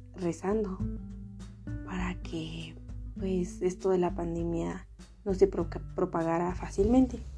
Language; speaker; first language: Spanish; non-native, local second language; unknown